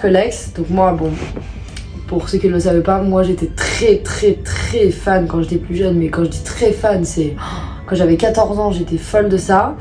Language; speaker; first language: French; native; French